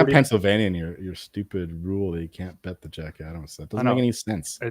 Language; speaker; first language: English; native; English